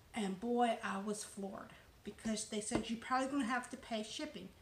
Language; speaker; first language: English; native; English